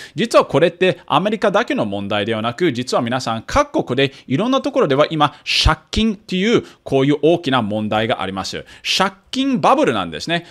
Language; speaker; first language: Japanese; early bilingual, heritage; Japanese